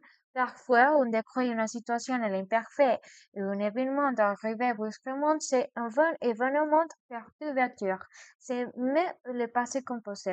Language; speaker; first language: French; non-native, learner; Spanish